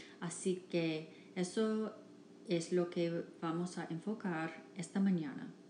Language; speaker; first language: Spanish; non-native, fluent; English